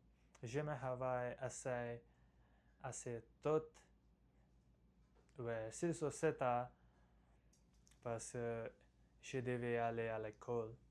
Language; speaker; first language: French; non-native, learner; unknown